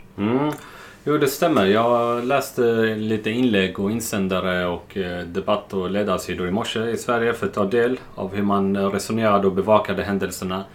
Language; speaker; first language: Swedish; non-native, fluent; Arabic